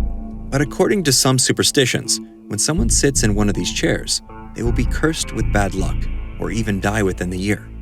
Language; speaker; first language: English; native; English